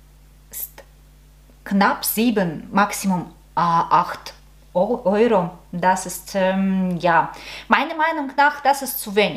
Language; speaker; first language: German; non-native, learner; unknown